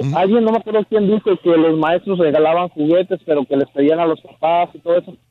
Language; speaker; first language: Spanish; native; Spanish